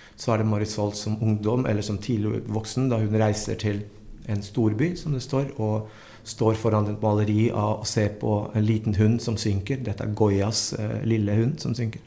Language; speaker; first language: Norwegian; early bilingual, other home language; Spanish